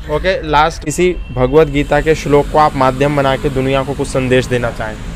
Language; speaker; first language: Hindi; native; Hindi